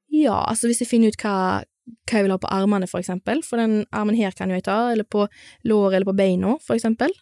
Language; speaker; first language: Norwegian; native; Norwegian